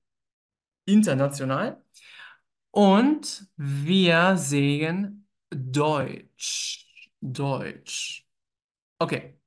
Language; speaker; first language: German; native; German